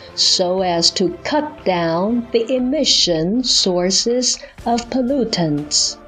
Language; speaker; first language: English; non-native, fluent; Chinese